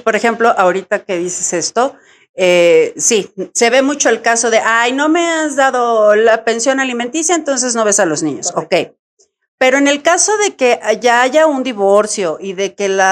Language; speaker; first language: Spanish; native; Spanish